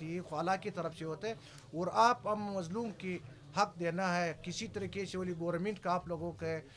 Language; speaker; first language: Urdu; non-native, local second language; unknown